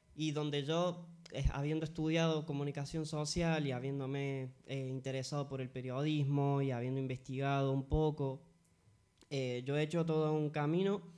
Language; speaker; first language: Spanish; native; Spanish